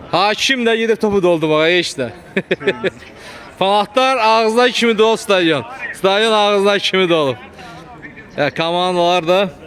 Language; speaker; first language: Azerbaijani; native; Azerbaijani